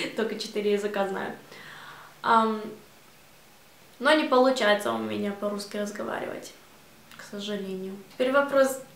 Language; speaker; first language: Russian; early bilingual, heritage; Russian